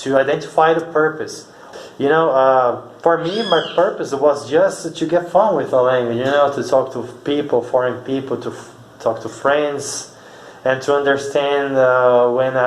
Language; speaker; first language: English; non-native, fluent; Portuguese